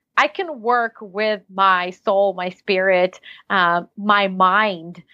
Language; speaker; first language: English; early bilingual, other home language; Russian